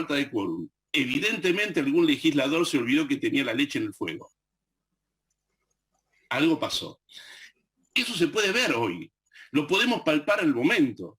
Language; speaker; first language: Spanish; native; Spanish